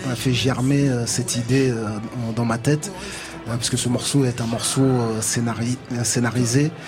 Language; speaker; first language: French; native; French